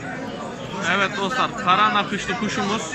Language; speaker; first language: Turkish; native; Turkish